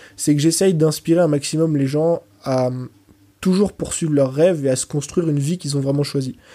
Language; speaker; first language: French; early bilingual, other home language; Portuguese